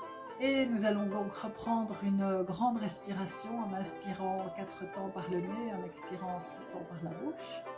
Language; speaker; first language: French; native; French